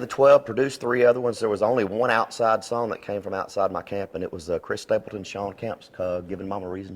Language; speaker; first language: English; native; English